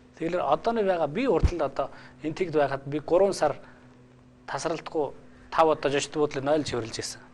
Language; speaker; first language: Mongolian; non-native, fluent; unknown